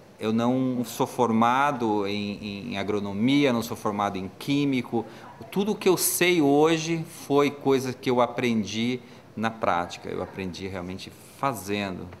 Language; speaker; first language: Portuguese; native; Portuguese